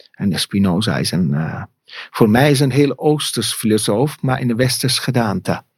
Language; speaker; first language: Dutch; non-native, fluent; Persian